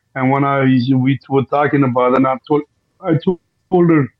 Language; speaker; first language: English; non-native, fluent; Armenian